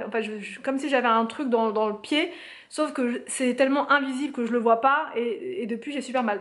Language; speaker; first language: French; native; French